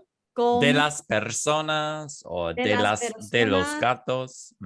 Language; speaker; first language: Spanish; non-native, fluent; English